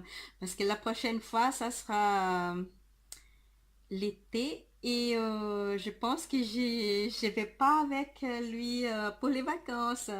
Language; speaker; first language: French; non-native, fluent; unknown